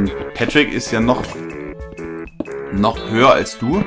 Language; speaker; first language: German; native; German